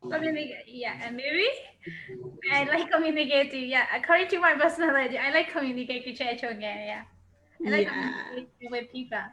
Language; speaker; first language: English; non-native, learner; Burmese